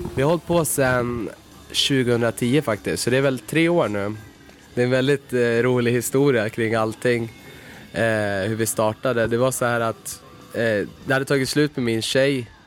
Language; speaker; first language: Swedish; native; Swedish